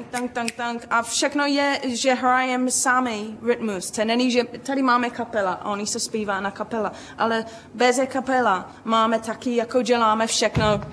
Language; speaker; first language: Czech; non-native, learner; English